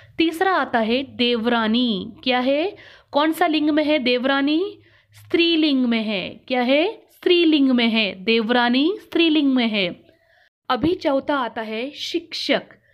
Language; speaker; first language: Hindi; non-native, local second language; Kannada